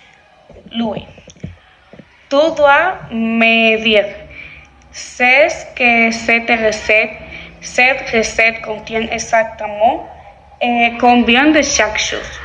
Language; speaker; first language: French; non-native, learner; Spanish